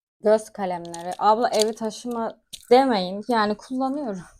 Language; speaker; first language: Turkish; native; Turkish